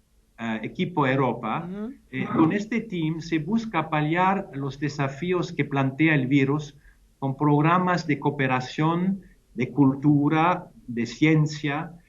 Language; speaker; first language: Spanish; non-native, fluent; German